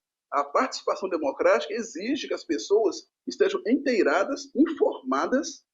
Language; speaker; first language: Portuguese; native; Portuguese